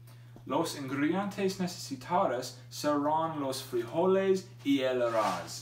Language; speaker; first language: Spanish; non-native, learner; English